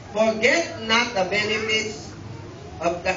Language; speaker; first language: English; non-native, local second language; Filipino